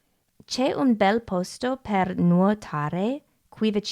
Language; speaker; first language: Italian; non-native, learner; English